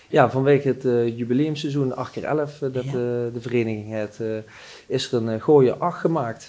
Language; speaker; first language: Dutch; native; Dutch